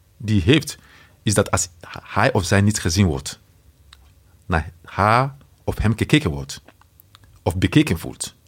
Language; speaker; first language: Dutch; non-native, fluent; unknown